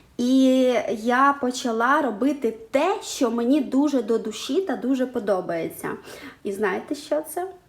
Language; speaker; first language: Ukrainian; non-native, local second language; Russian